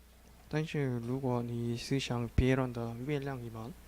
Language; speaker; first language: Chinese; non-native, learner; Korean